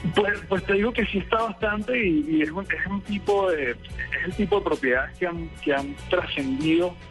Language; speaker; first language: Spanish; native; Spanish